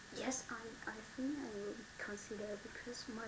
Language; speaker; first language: English; non-native, learner; Vietnamese